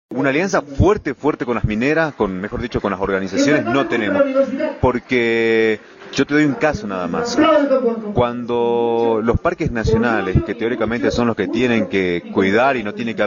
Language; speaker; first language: Spanish; native; Spanish